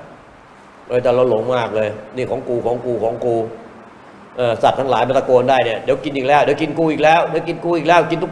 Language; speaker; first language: Thai; native; Thai